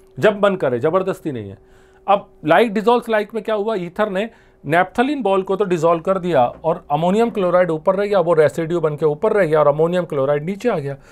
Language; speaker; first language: Hindi; non-native, local second language; Gujarati